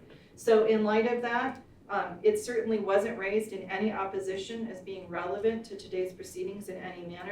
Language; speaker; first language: English; native; English